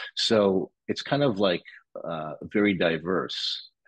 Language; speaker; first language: English; native; English